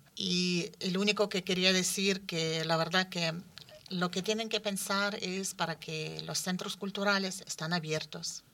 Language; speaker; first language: Spanish; non-native, fluent; Ukrainian